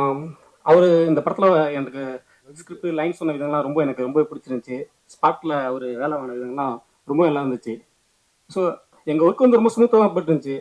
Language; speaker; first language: Tamil; native; Tamil